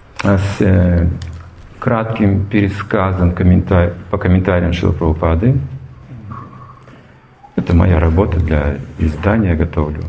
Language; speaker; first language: Russian; native; Russian